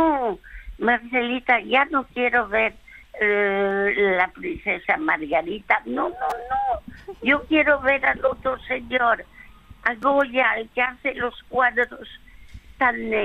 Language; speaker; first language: Spanish; early bilingual, other home language; French